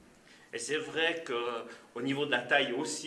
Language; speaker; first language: French; native; French